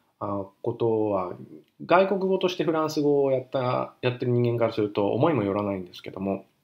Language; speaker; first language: Japanese; native; Japanese